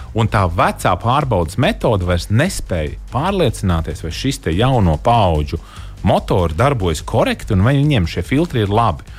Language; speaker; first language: Latvian; native; Latvian